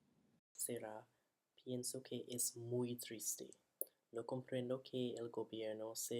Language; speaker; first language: Spanish; non-native, learner; English